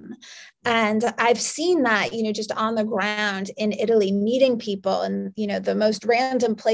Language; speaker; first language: English; native; English